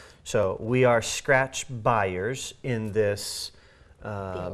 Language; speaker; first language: English; native; English